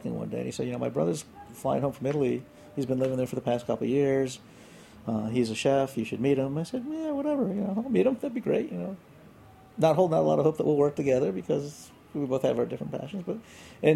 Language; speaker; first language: English; native; English